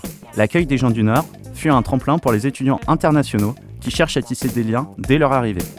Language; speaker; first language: French; native; French